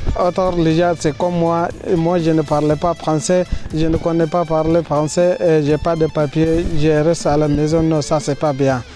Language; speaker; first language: French; non-native, learner; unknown